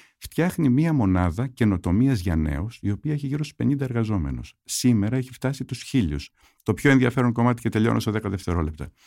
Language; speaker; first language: Greek; native; Greek